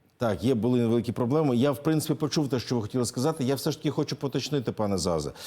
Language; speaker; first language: Ukrainian; native; Ukrainian